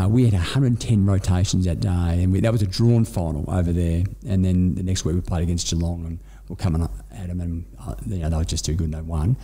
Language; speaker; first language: English; native; English